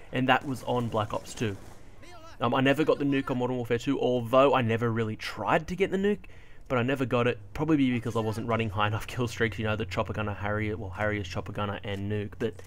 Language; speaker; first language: English; native; English